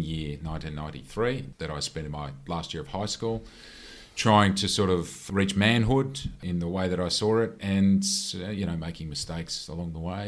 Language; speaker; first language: English; native; English